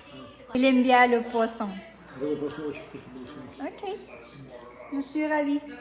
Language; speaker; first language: French; non-native, fluent; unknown